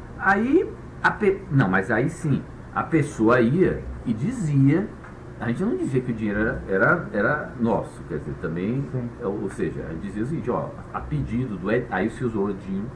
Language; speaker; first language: Portuguese; native; Portuguese